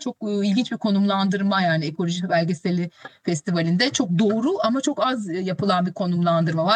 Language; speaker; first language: Turkish; native; Turkish